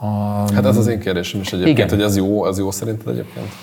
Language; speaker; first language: Hungarian; native; Hungarian